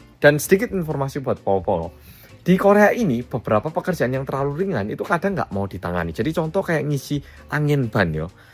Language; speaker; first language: Indonesian; native; Indonesian